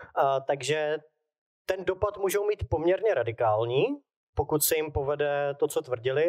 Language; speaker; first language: Czech; native; Czech